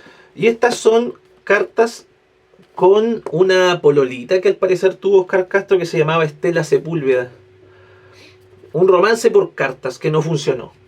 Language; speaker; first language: Spanish; native; Spanish